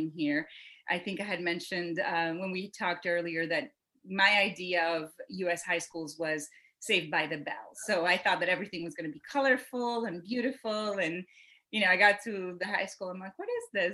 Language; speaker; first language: English; non-native, fluent; Spanish